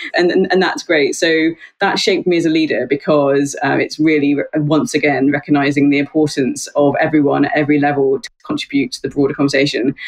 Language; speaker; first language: English; native; English